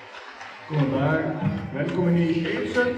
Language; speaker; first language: Icelandic; native; Icelandic